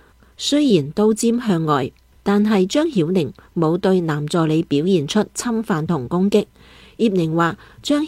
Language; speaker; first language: Chinese; non-native, local second language; Cantonese